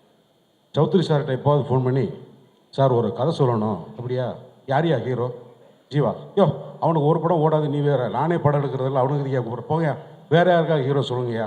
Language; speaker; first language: Tamil; native; Tamil